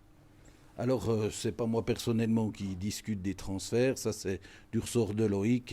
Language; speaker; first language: French; native; French